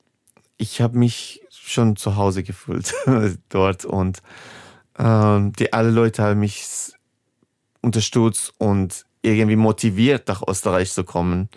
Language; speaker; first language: German; non-native, fluent; Persian